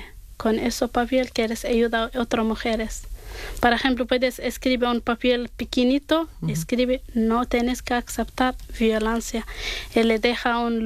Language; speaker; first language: Spanish; non-native, learner; Arabic